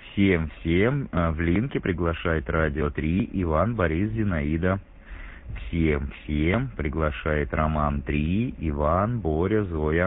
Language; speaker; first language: Russian; native; Russian